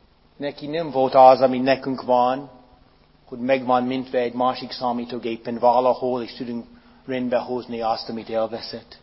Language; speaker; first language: Hungarian; non-native, fluent; English